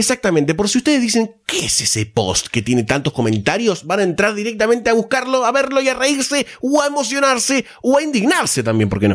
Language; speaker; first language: Spanish; native; Spanish